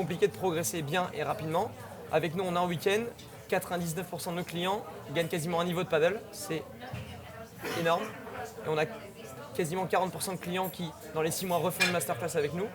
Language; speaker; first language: French; native; French